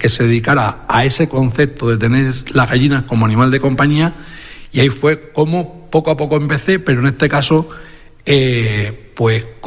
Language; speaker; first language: Spanish; native; Spanish